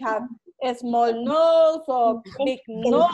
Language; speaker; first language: English; non-native, learner; Spanish